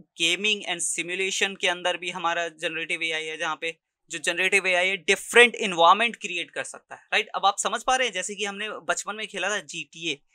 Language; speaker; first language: Hindi; native; Hindi